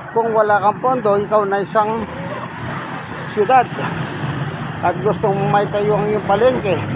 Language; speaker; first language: Filipino; non-native, local second language; Pampanga